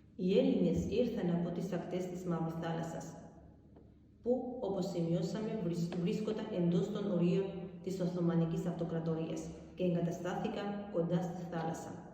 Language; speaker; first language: Greek; non-native, fluent; Georgian